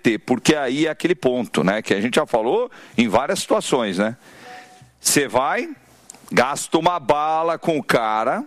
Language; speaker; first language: Portuguese; native; Portuguese